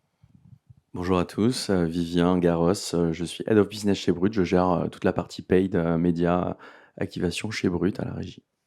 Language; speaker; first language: French; native; French